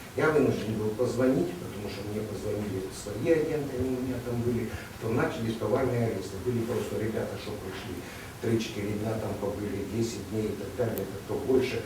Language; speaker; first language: Russian; native; Russian